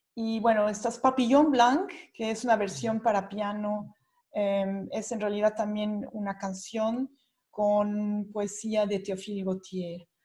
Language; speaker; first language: Spanish; native; Spanish